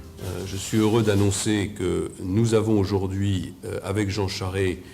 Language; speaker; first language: French; native; French